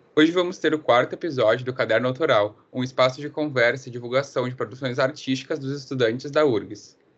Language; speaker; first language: Portuguese; native; Portuguese